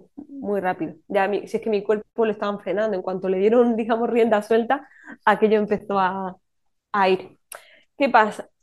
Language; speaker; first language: Spanish; native; Spanish